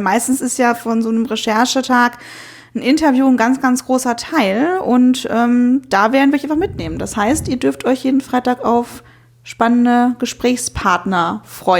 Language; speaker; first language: German; native; German